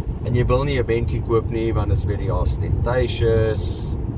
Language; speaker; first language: Afrikaans; native; Afrikaans